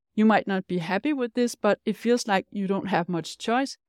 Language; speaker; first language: English; non-native, fluent; Danish